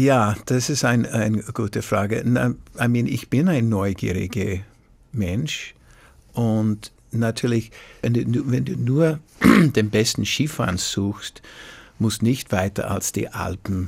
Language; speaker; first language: German; non-native, fluent; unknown